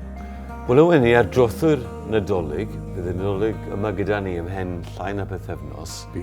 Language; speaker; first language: Welsh; native; Welsh